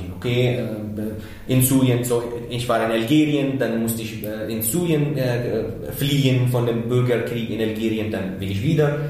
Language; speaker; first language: German; non-native, fluent; Arabic